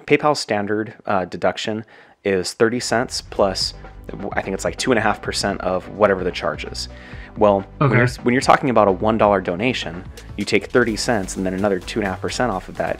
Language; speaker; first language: English; native; English